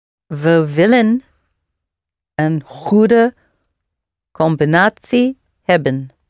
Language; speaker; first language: Dutch; non-native, learner; English